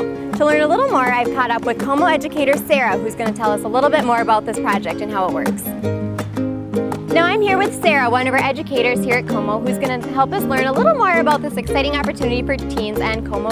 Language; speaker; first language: English; native; English